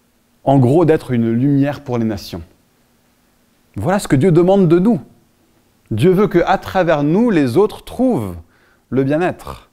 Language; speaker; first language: French; native; French